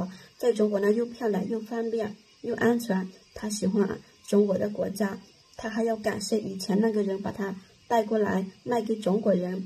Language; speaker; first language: Chinese; non-native, fluent; Lao